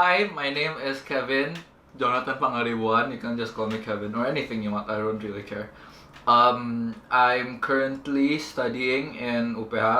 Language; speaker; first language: English; non-native, local second language; Indonesian